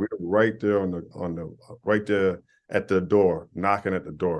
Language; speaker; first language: English; native; English